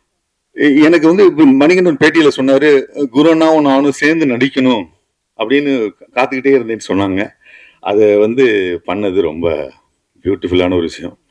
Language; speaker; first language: Tamil; native; Tamil